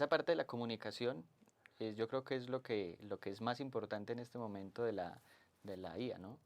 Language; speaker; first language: Spanish; native; Spanish